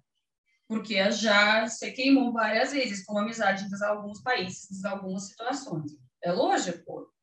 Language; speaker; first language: Portuguese; non-native, learner; Russian